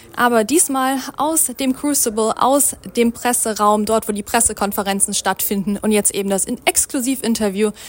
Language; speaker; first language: German; native; German